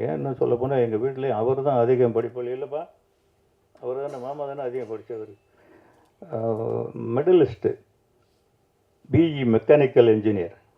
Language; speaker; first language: Tamil; native; Tamil